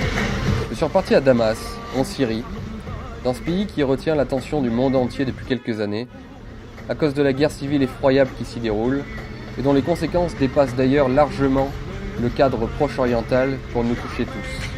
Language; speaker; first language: French; native; French